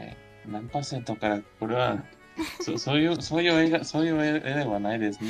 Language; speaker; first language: Japanese; non-native, fluent; Spanish